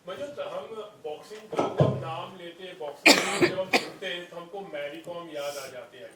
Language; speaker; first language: Hindi; native; Hindi